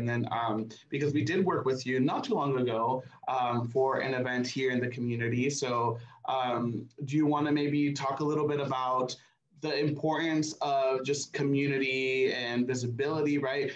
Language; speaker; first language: English; early bilingual, other home language; Spanish